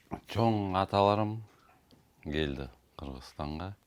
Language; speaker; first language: Kyrgyz; non-native, local second language; Tatar